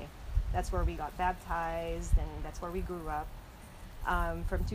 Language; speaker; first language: English; non-native, local second language; Filipino